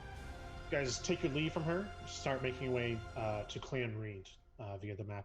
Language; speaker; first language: English; native; English